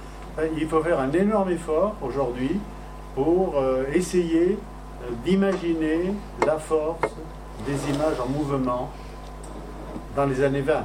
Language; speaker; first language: French; non-native, fluent; Spanish